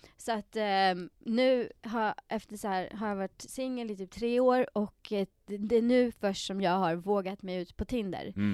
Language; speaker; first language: Swedish; early bilingual, other home language; Persian